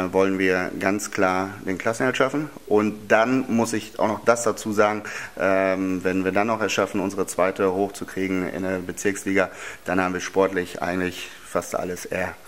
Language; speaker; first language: German; native; German